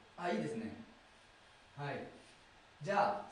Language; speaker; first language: Japanese; native; Japanese